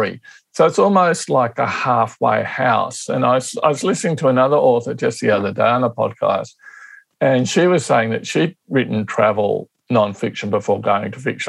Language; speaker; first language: English; native; English